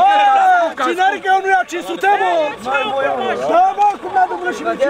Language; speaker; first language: Romanian; native; Romanian